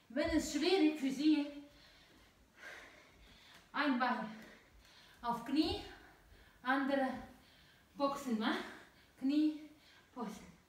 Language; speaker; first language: German; non-native, learner; Russian